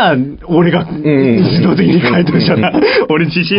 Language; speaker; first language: Japanese; native; Japanese